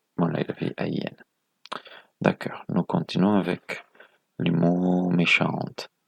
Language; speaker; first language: French; non-native, fluent; Spanish